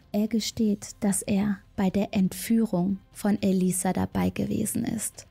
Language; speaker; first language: German; native; German